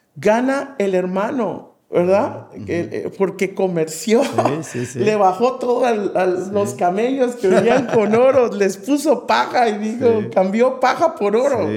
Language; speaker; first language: Spanish; native; Spanish